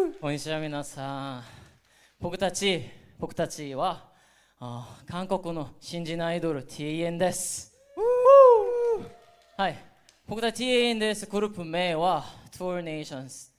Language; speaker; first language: Japanese; non-native, learner; Korean